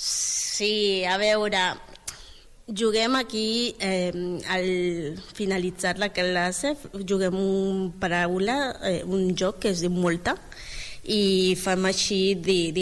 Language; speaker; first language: Catalan; non-native, learner; Spanish